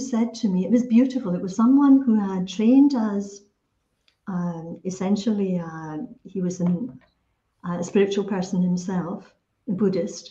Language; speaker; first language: English; native; English